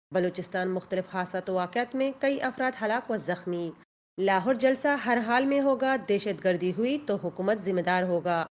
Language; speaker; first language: Urdu; non-native, local second language; Baluchi